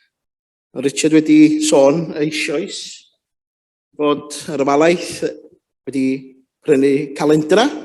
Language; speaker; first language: Welsh; native; Welsh